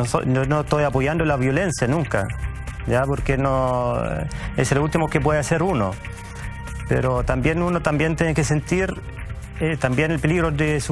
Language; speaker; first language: Spanish; native; Spanish